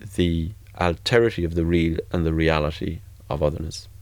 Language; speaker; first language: English; native; English